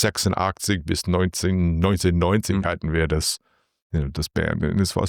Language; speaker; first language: German; non-native, learner; English